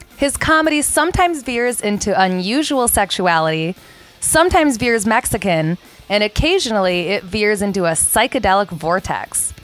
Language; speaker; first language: English; native; English